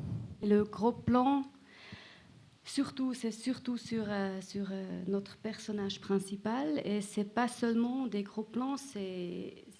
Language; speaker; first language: French; non-native, fluent; Swiss German